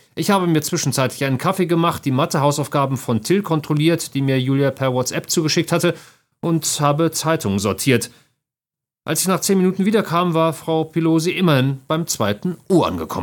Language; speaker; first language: German; native; German